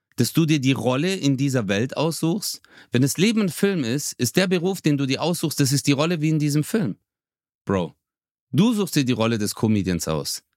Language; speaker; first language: German; early bilingual, other home language; Turkish